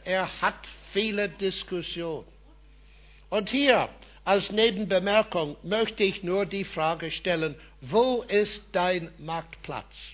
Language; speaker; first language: German; non-native, fluent; English